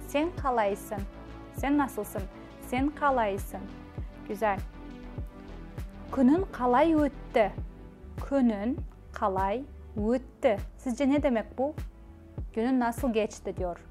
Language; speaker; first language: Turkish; non-native, fluent; Kazakh